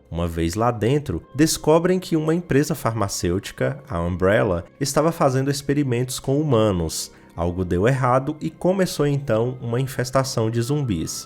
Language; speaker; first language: Portuguese; native; Portuguese